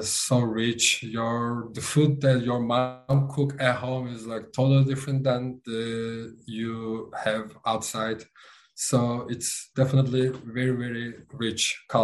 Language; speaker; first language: English; non-native, fluent; Turkish